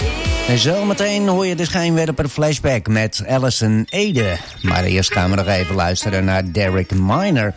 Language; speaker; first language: Dutch; native; Dutch